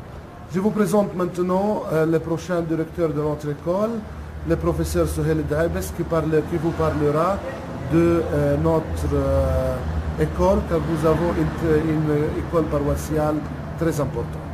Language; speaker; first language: French; non-native, local second language; Arabic